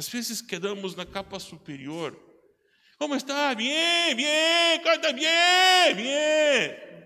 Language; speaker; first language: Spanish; non-native, learner; Portuguese